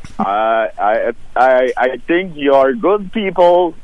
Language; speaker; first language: English; non-native, learner; French